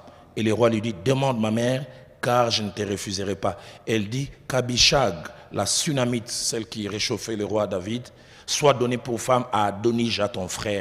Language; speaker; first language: French; non-native, local second language; Lingala